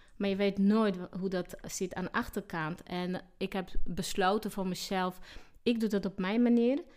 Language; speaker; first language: Dutch; non-native, fluent; Slovak